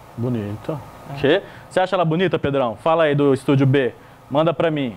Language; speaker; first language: Portuguese; native; Portuguese